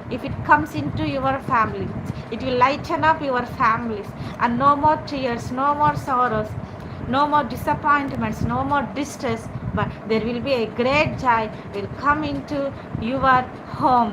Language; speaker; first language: English; non-native, local second language; Telugu